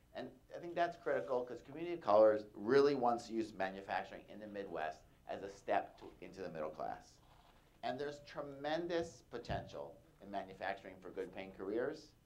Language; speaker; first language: English; native; English